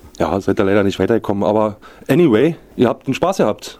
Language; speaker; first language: German; native; German